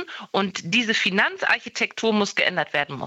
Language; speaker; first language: German; native; German